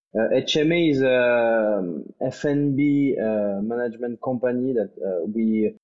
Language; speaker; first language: English; non-native, fluent; French